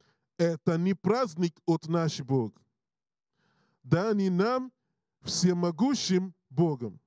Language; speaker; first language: Russian; non-native, learner; English